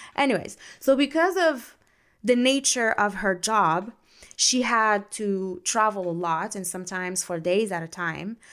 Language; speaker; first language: English; non-native, fluent; Arabic